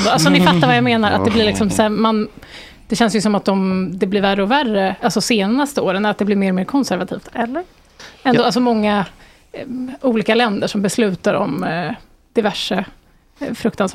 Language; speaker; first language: Swedish; native; Swedish